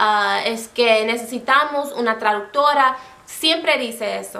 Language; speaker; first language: Spanish; non-native, fluent; English